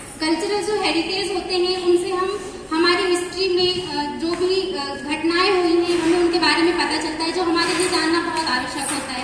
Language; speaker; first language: Hindi; native; Hindi